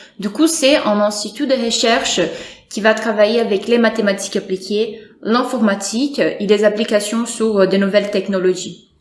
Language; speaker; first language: French; non-native, fluent; Portuguese